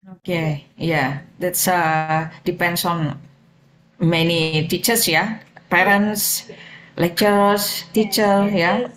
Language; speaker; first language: English; non-native, fluent; Indonesian